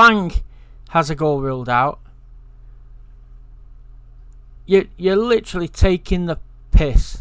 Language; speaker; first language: English; native; English